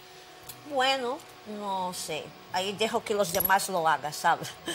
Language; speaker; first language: Spanish; non-native, fluent; Portuguese